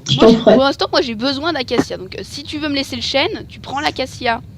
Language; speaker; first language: French; native; French